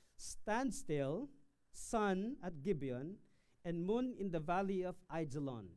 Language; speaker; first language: English; non-native, local second language; Filipino